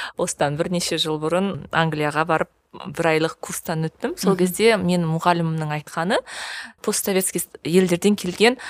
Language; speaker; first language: Kazakh; native; Kazakh